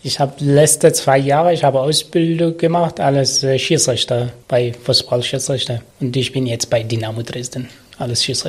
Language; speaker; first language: German; non-native, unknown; Arabic